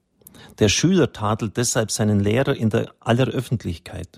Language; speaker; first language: German; native; German